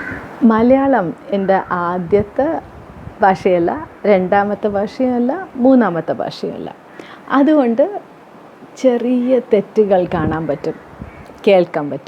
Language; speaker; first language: Malayalam; early bilingual, heritage; Tamil